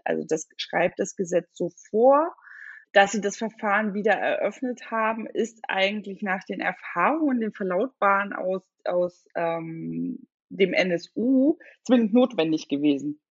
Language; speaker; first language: German; native; German